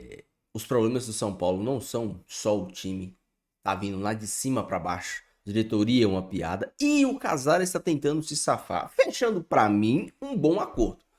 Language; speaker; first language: Portuguese; native; Portuguese